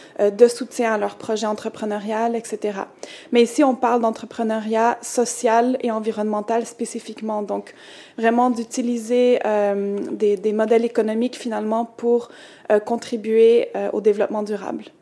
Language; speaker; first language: French; native; French